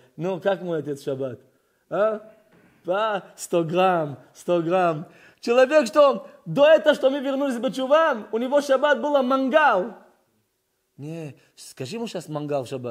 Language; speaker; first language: Russian; early bilingual, heritage; Russian